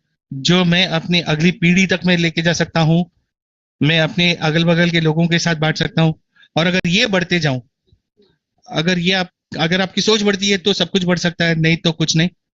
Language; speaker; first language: Hindi; native; Hindi